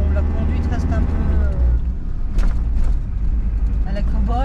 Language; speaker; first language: French; native; French